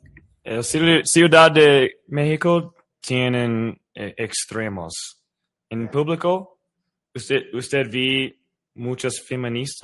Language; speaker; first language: Spanish; non-native, learner; English